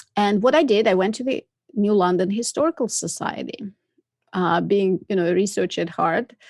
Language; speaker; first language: English; non-native, fluent; Russian